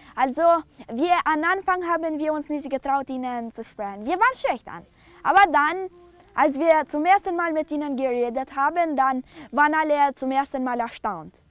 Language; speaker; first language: German; non-native, fluent; Albanian